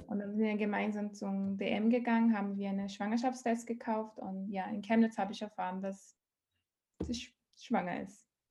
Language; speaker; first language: German; non-native, learner; Portuguese